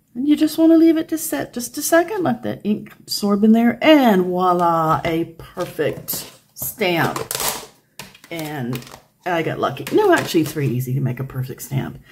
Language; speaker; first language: English; native; English